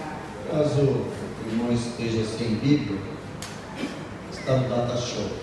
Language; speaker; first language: Portuguese; native; Portuguese